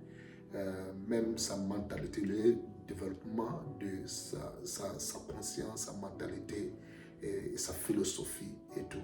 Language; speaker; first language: French; non-native, fluent; Akan